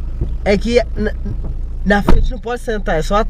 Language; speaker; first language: Portuguese; native; Portuguese